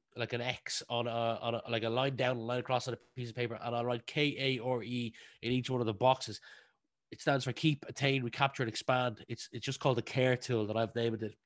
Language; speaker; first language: English; native; English